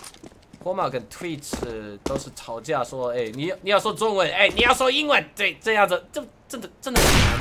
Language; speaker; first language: Chinese; non-native, learner; English